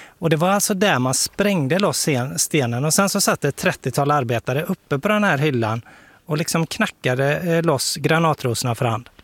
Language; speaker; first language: Swedish; native; Swedish